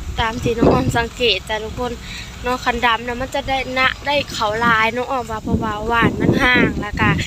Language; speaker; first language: Thai; non-native, local second language; Lao